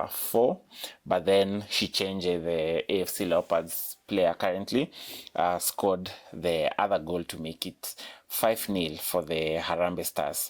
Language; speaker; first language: English; non-native, local second language; Swahili